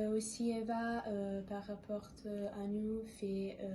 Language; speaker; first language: French; non-native, learner; Italian